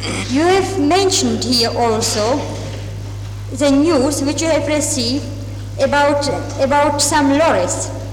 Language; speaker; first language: English; non-native, fluent; Czech